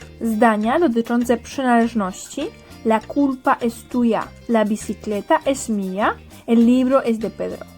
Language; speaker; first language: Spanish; non-native, fluent; Polish